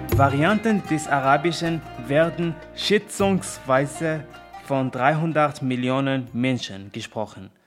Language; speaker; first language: German; non-native, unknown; Arabic